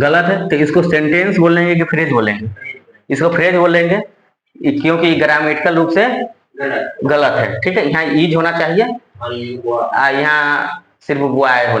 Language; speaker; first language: Hindi; non-native, local second language; Bhojpuri